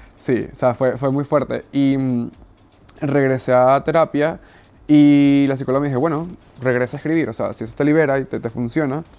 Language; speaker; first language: Spanish; native; Spanish